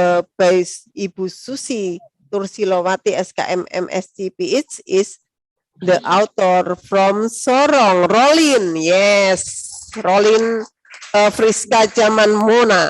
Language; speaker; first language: English; non-native, learner; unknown